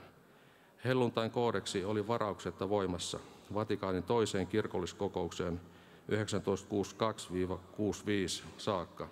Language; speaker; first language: Finnish; native; Finnish